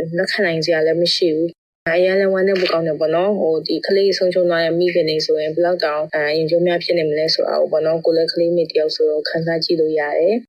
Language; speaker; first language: Burmese; native; Burmese